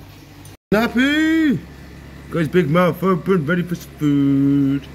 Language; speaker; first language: English; native; English